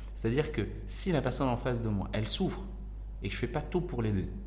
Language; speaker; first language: French; non-native, local second language; Arabic